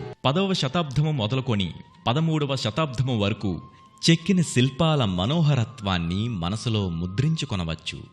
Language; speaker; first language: Telugu; native; Telugu